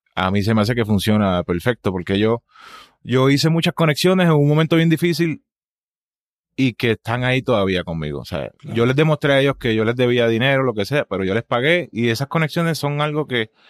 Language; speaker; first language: Spanish; native; Spanish